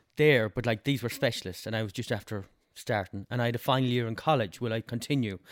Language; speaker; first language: English; native; English